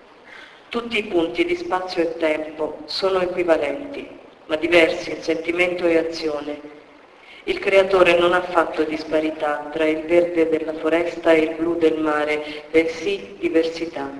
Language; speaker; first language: Italian; native; Italian